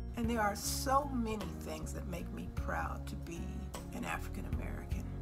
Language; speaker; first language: English; native; English